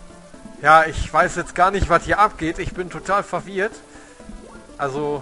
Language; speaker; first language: German; native; German